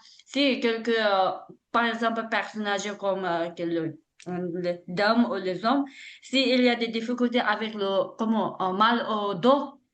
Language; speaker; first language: French; non-native, learner; Tibetan